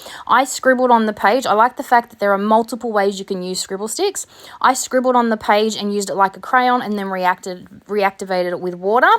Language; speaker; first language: English; native; English